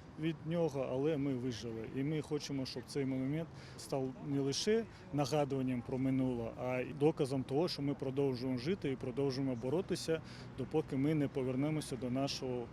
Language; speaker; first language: Ukrainian; non-native, local second language; Crimean Tatar